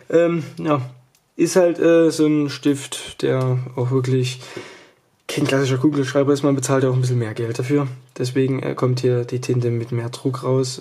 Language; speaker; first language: German; native; German